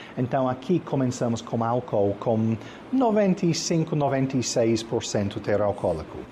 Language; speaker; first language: Portuguese; non-native, fluent; English